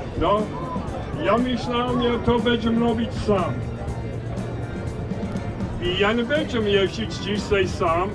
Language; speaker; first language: Polish; non-native, learner; English